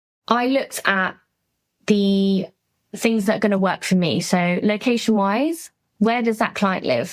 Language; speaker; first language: English; native; English